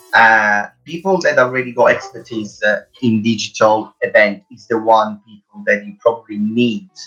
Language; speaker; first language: English; non-native, fluent; Italian